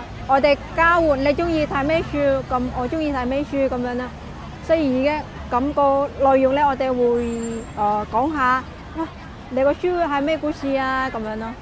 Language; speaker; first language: Cantonese; non-native, fluent; Indonesian